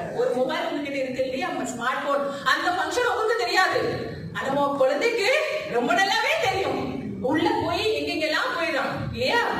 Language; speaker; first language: Tamil; non-native, fluent; Hindi